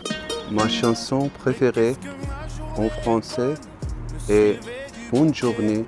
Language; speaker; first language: French; non-native, learner; Arabic